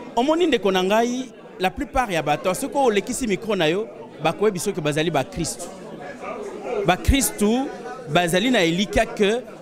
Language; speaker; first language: Lingala; non-native, local second language; Luba-Lulua